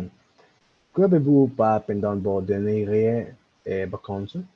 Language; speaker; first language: French; non-native, learner; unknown